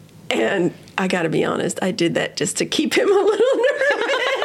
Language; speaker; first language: English; early bilingual, other home language; Spanish